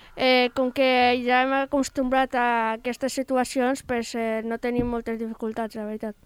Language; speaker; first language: Catalan; non-native, local second language; Spanish